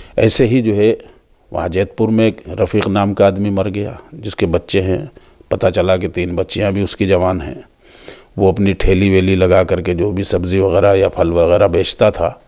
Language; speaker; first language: Hindi; native; Hindi